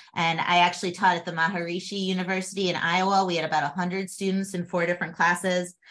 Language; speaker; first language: English; native; English